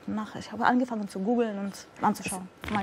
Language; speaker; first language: German; non-native, fluent; Russian